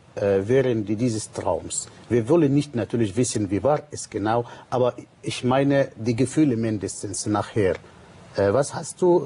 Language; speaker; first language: Arabic; native; Arabic